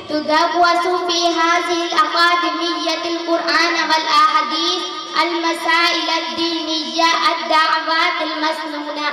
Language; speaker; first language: Arabic; non-native, learner; Urdu